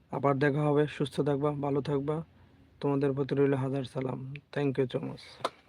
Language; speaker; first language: Bangla; native; Bangla